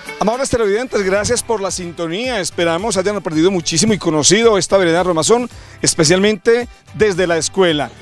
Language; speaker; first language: Spanish; native; Spanish